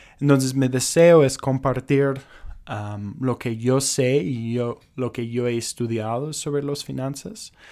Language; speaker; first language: Spanish; non-native, fluent; English